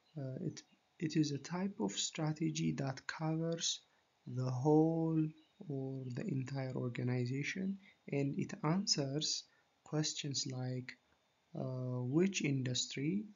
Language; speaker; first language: English; non-native, local second language; Amharic